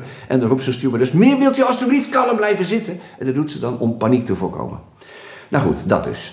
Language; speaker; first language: Dutch; native; Dutch